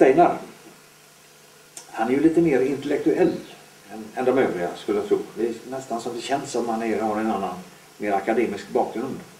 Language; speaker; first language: Swedish; native; Swedish